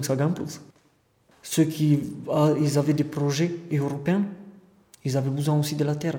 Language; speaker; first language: French; non-native, fluent; Romanian